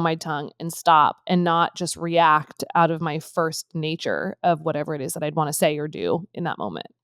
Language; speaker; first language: English; native; English